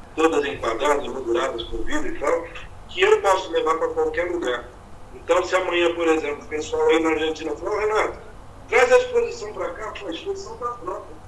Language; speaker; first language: Portuguese; native; Portuguese